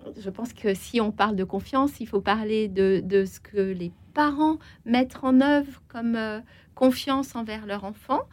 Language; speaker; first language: French; native; French